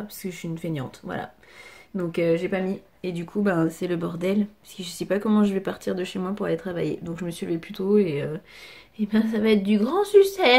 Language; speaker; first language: French; native; French